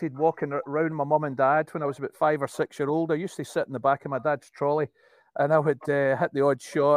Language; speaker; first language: English; native; English